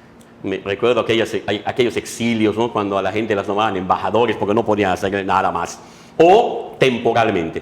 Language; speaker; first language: Spanish; native; Spanish